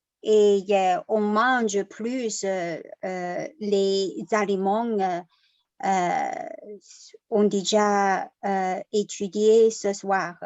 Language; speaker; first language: French; non-native, learner; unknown